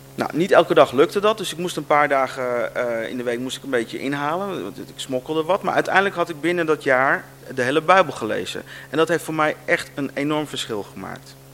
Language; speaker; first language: Dutch; native; Dutch